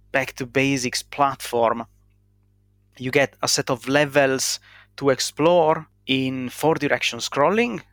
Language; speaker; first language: English; non-native, fluent; Italian